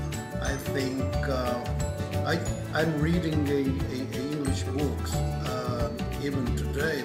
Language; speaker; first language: English; non-native, fluent; Japanese